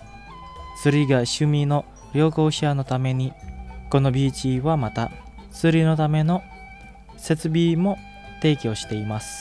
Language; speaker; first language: Japanese; non-native, fluent; Indonesian